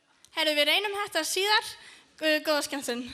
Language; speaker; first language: Icelandic; native; Icelandic